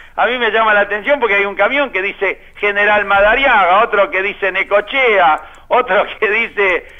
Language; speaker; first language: Spanish; native; Spanish